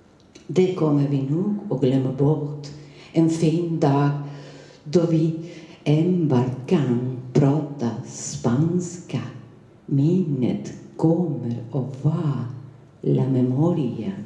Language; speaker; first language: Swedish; non-native, fluent; Spanish